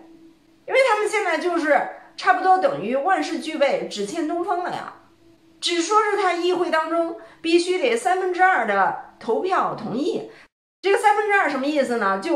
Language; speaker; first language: Chinese; native; Chinese